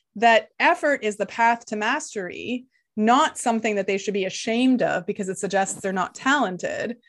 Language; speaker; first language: English; non-native, fluent; Lithuanian